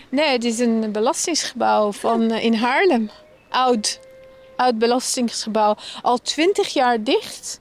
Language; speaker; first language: Dutch; non-native, fluent; Persian